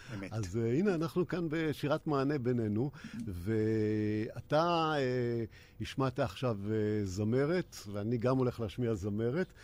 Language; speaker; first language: Hebrew; native; Hebrew